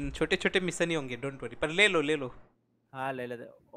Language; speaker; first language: Hindi; non-native, local second language; Gujarati